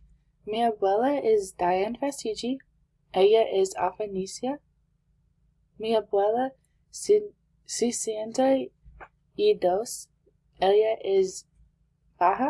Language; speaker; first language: Spanish; non-native, learner; English